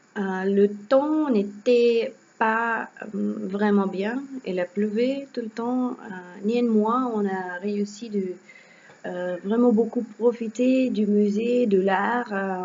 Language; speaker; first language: French; non-native, learner; Russian